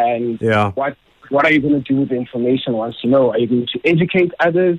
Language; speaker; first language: English; non-native, local second language; Xhosa